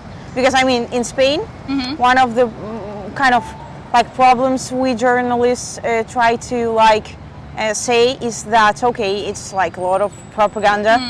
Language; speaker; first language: English; non-native, fluent; Spanish